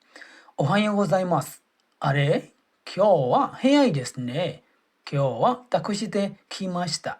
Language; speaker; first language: Japanese; non-native, fluent; Burmese